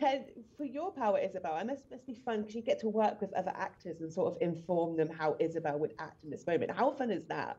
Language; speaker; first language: English; native; English